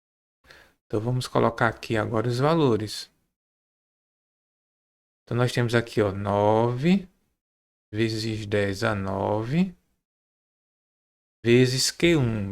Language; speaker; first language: Portuguese; native; Portuguese